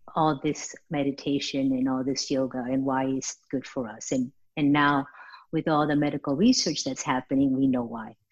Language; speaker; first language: English; early bilingual, other home language; Spanish